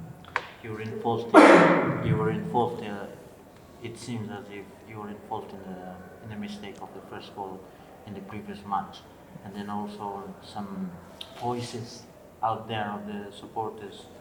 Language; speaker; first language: English; non-native, fluent; Indonesian